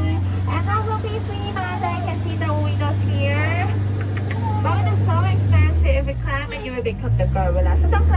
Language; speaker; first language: English; non-native, learner; Cantonese